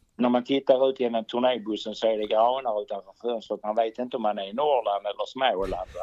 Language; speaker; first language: Swedish; native; Swedish